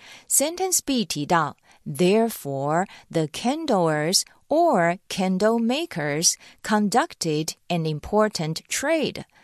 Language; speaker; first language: English; non-native, fluent; Chinese